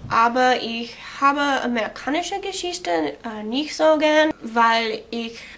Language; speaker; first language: German; non-native, learner; English